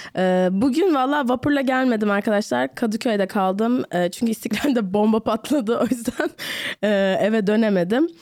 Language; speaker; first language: Turkish; native; Turkish